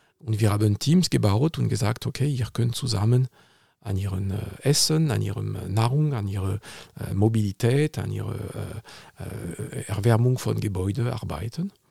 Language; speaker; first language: German; non-native, fluent; French